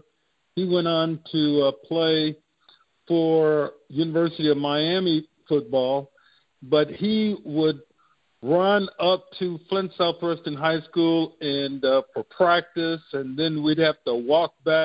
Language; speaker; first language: English; native; English